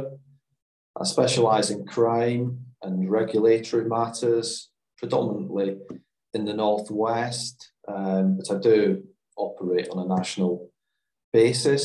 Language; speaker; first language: English; native; English